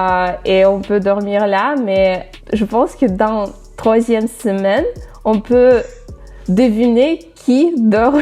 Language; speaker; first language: French; non-native, fluent; Russian